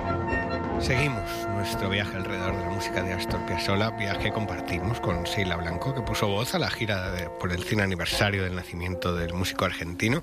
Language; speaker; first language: Spanish; native; Spanish